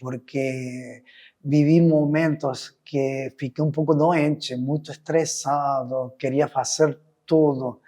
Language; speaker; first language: Portuguese; non-native, fluent; Spanish